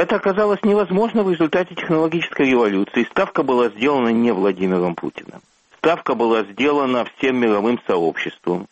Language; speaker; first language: Russian; native; Russian